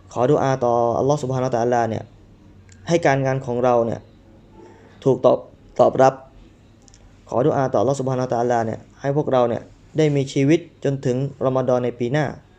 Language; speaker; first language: Thai; non-native, local second language; Malay